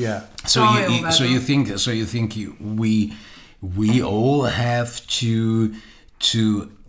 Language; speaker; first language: English; non-native, learner; German